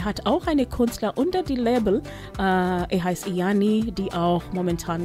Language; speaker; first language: German; non-native, local second language; Swahili